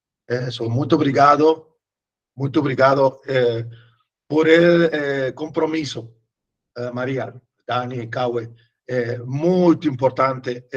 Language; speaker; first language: Portuguese; non-native, learner; Spanish